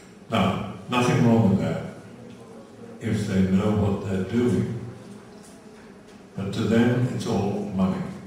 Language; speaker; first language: English; native; English